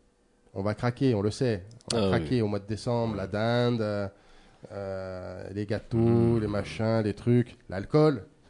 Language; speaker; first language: French; native; French